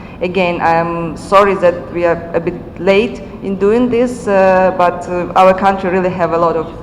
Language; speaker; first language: English; non-native, fluent; Ukrainian